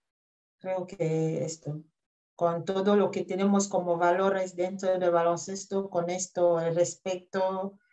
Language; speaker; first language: Spanish; non-native, fluent; French